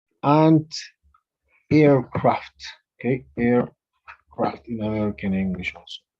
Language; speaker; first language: English; non-native, fluent; Spanish